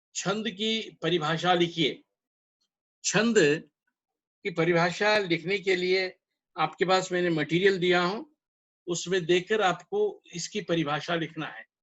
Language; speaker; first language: Hindi; non-native, local second language; Kannada